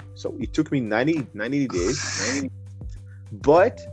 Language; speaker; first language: English; non-native, fluent; Portuguese